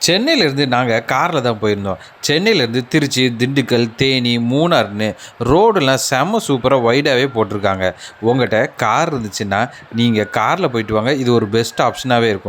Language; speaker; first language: Tamil; native; Tamil